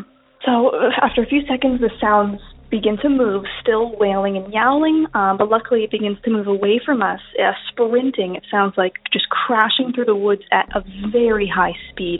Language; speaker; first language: English; native; English